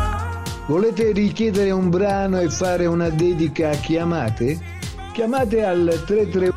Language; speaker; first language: Italian; native; Italian